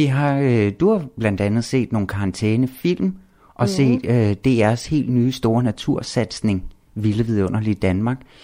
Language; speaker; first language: Danish; native; Danish